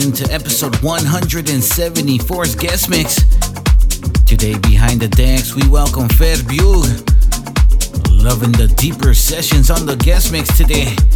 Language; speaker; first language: English; early bilingual, other home language; Spanish